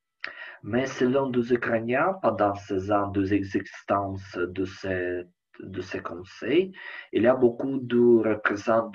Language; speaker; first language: French; non-native, learner; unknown